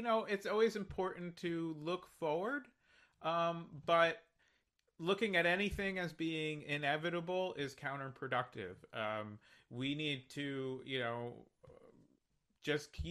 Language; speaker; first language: English; native; English